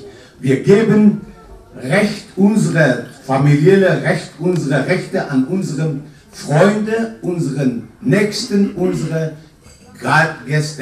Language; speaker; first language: German; non-native, fluent; Kurdish